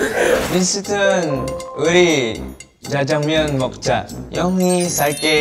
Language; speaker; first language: Korean; non-native, learner; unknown